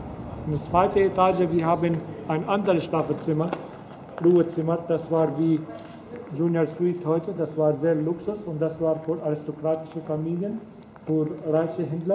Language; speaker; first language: German; non-native, fluent; Arabic